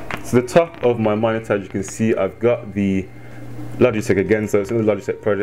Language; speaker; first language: English; native; English